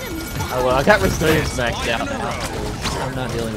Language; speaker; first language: English; native; English